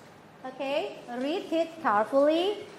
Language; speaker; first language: English; non-native, fluent; Indonesian